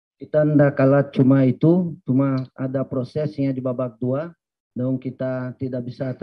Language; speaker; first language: Indonesian; non-native, fluent; Portuguese